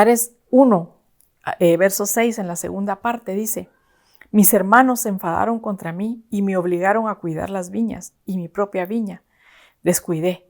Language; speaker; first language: Spanish; native; Spanish